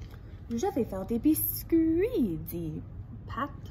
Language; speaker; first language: French; non-native, fluent; English